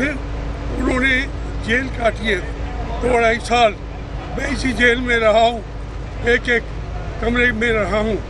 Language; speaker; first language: Urdu; native; Urdu